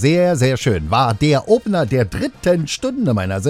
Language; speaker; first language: German; native; German